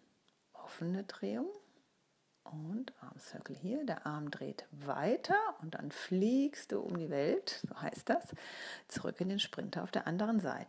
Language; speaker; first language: German; native; German